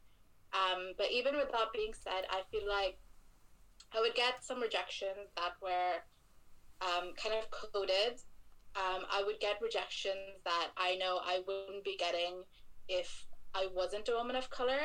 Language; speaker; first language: English; non-native, local second language; Bangla